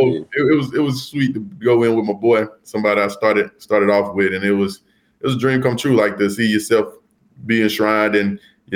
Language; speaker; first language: English; native; English